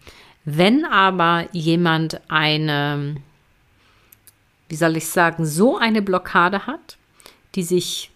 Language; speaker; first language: German; native; German